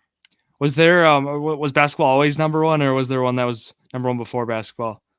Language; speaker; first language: English; native; English